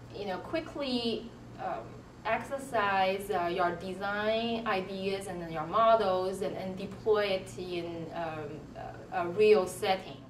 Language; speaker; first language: English; non-native, fluent; Chinese